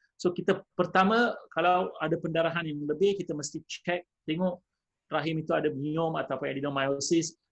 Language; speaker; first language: Malay; non-native, local second language; Tamil